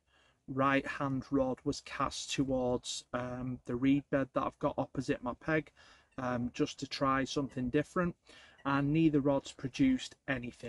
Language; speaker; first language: English; native; English